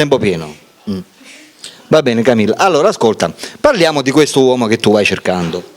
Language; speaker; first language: Italian; native; Italian